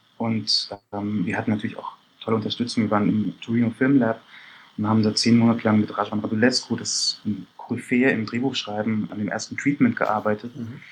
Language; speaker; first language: German; early bilingual, other home language; Persian